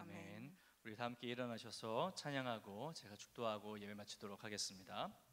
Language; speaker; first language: Korean; native; Korean